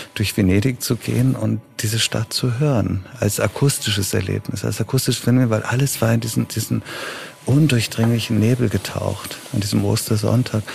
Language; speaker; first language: German; native; German